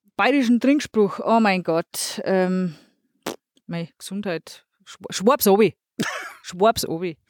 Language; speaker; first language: German; non-native, local second language; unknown